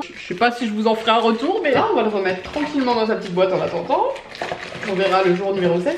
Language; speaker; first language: French; native; French